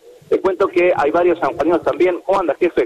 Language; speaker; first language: Spanish; native; Spanish